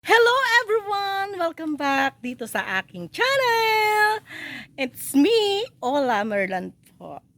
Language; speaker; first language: Filipino; native; Filipino